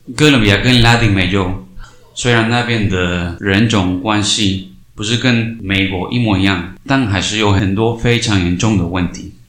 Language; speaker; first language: Chinese; non-native, fluent; Spanish